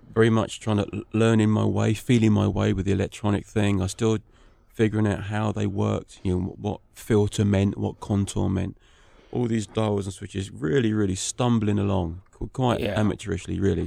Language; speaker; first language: English; native; English